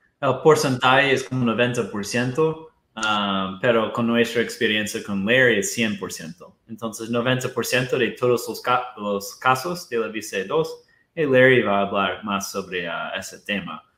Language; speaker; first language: Spanish; non-native, fluent; Portuguese